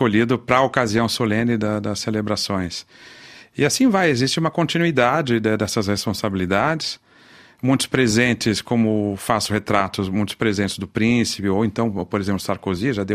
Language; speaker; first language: Portuguese; native; Portuguese